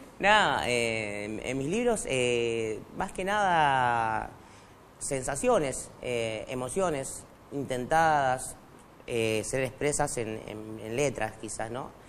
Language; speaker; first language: Spanish; non-native, local second language; Quechua